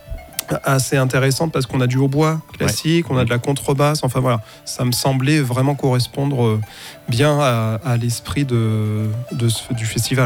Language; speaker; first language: French; native; French